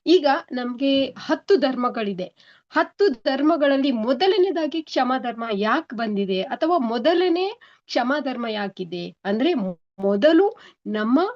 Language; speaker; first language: Kannada; native; Kannada